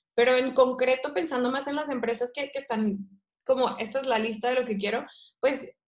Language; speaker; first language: Spanish; native; Spanish